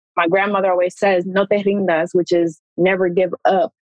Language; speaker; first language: English; native; English